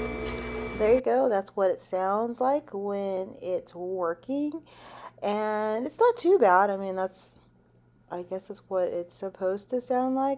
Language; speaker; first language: English; native; English